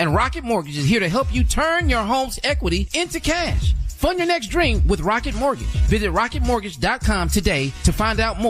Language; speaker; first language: English; native; English